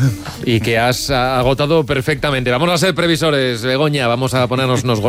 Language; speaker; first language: Spanish; native; Spanish